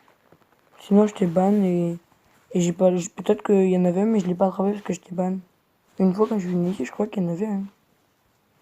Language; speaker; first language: French; native; French